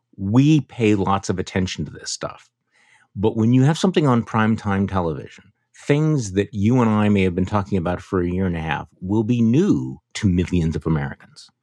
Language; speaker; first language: English; native; English